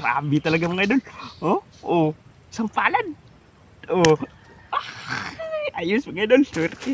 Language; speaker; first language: Filipino; non-native, local second language; Cebuano